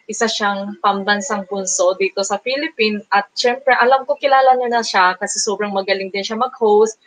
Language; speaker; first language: Filipino; native; Filipino